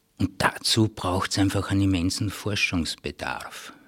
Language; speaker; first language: German; native; German